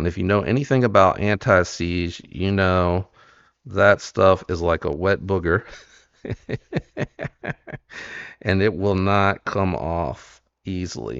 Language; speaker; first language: English; native; English